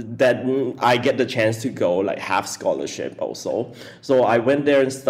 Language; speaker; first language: English; non-native, local second language; Chinese